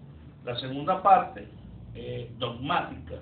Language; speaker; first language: Spanish; native; Spanish